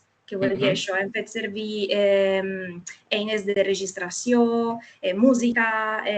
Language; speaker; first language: Catalan; non-native, fluent; Italian